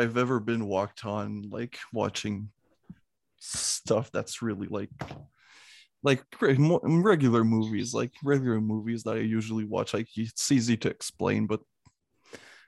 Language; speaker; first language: English; non-native, fluent; French